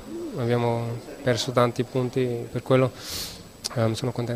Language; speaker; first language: Italian; non-native, learner; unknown